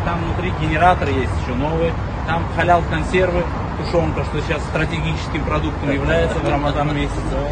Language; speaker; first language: Russian; non-native, local second language; Crimean Tatar